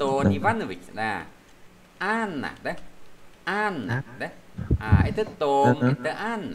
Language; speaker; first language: Russian; non-native, fluent; Vietnamese